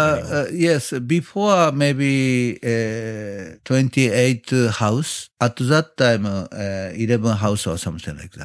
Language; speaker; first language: English; non-native, learner; Japanese